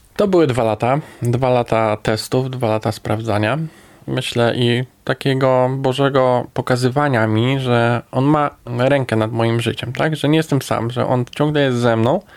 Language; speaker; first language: Polish; native; Polish